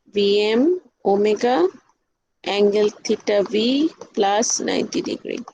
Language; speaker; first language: English; non-native, local second language; Bangla